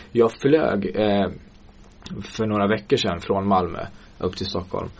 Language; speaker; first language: Swedish; early bilingual, other home language; Kurdish